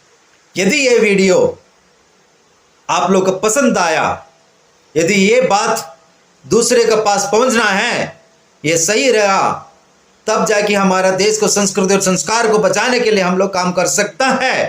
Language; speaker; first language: Hindi; non-native, local second language; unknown